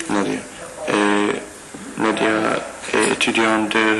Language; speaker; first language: French; non-native, learner; English